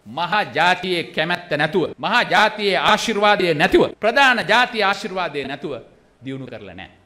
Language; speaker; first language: Sinhala; native; Sinhala